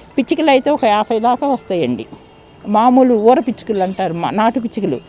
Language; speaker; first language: Telugu; native; Telugu